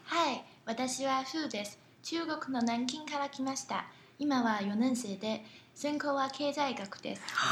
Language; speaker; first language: Japanese; non-native, learner; Chinese